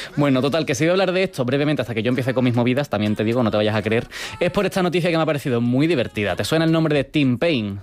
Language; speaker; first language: Spanish; native; Spanish